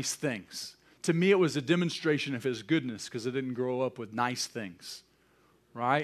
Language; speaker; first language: English; native; English